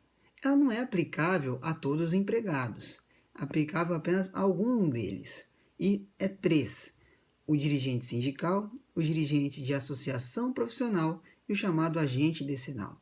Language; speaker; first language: Portuguese; native; Portuguese